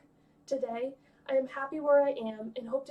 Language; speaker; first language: English; native; English